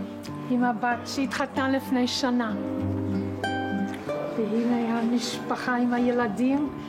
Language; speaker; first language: Hebrew; non-native, fluent; English